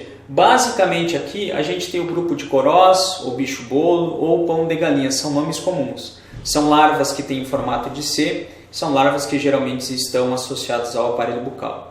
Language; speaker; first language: Portuguese; native; Portuguese